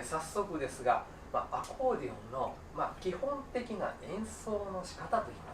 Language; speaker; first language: Japanese; native; Japanese